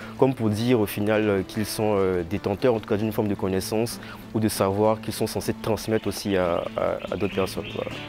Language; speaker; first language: French; native; French